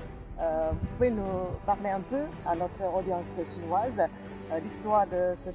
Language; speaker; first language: French; non-native, fluent; Chinese